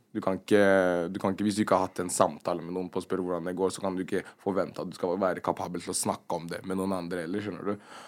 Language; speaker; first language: Norwegian; early bilingual, other home language; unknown